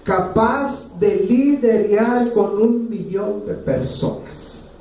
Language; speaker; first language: Spanish; native; Spanish